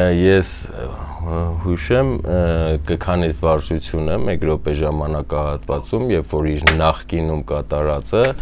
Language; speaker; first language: Armenian; native; Armenian